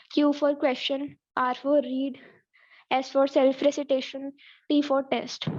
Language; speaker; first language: English; non-native, local second language; Punjabi